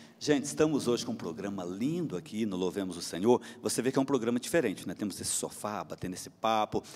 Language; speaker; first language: Portuguese; native; Portuguese